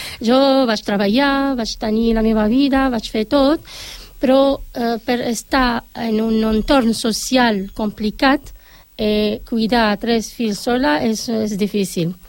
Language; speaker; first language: Catalan; non-native, learner; Arabic